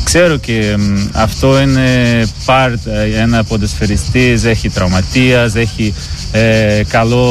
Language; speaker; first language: Greek; non-native, learner; Portuguese